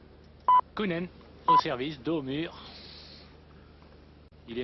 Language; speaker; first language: French; native; French